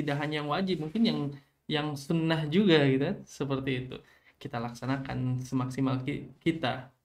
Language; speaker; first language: Indonesian; native; Indonesian